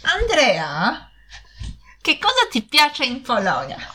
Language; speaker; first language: Italian; non-native, fluent; Polish